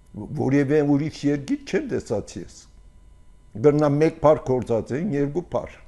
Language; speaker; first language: Armenian; early bilingual, heritage; Armenian